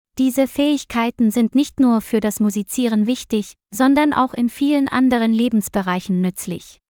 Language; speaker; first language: German; non-native, fluent; Vietnamese